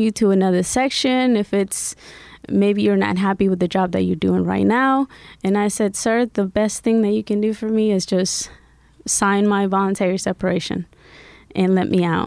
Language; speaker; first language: English; early bilingual, other home language; Spanish